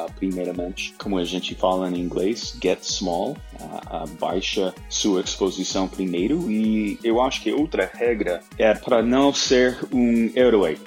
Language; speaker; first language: Portuguese; non-native, fluent; English